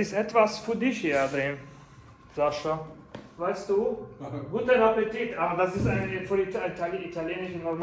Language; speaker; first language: German; non-native, learner; Italian